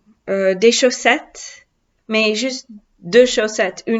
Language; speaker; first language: French; non-native, learner; English